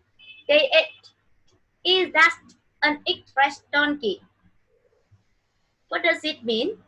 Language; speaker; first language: English; non-native, fluent; Vietnamese